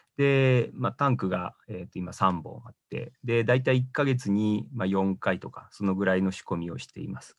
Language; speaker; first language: Japanese; native; Japanese